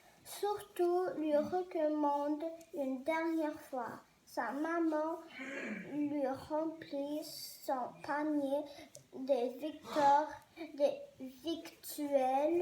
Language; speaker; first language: French; non-native, learner; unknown